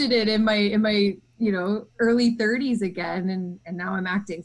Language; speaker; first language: English; native; English